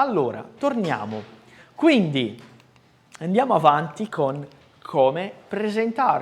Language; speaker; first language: Italian; non-native, fluent; Portuguese